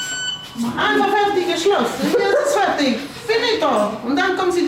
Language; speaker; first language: German; non-native, learner; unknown